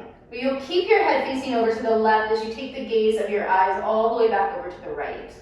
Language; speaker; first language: English; native; English